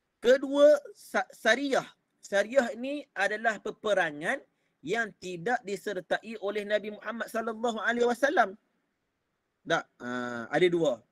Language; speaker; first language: Malay; native; Malay